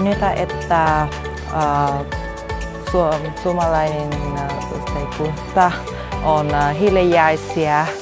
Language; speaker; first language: Finnish; non-native, learner; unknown